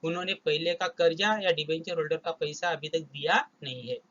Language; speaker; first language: Hindi; non-native, local second language; Marathi